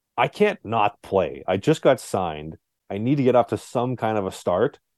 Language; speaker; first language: English; native; English